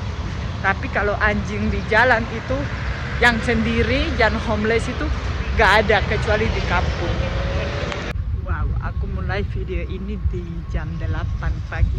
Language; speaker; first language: Indonesian; non-native, fluent; Spanish